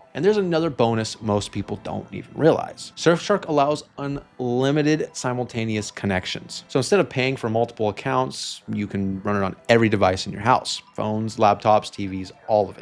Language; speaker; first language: English; native; English